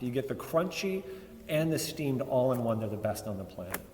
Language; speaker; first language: English; native; English